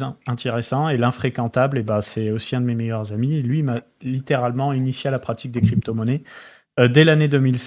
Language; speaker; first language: French; native; French